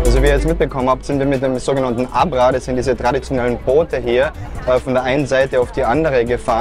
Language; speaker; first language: German; native; German